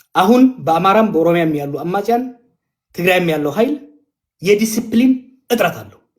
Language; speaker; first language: Amharic; non-native, local second language; Oromo